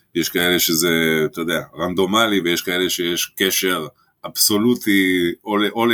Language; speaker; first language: Hebrew; early bilingual, other home language; French